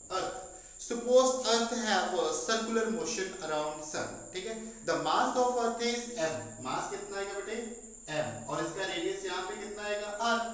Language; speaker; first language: Hindi; non-native, local second language; Punjabi